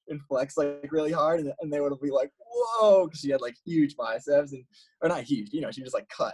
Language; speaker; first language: English; native; English